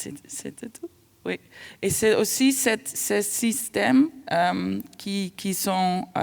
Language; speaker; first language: French; non-native, fluent; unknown